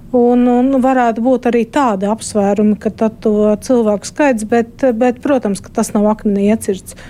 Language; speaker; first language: Latvian; native; Latvian